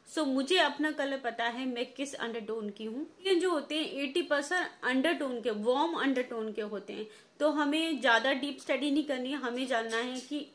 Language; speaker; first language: Hindi; native; Hindi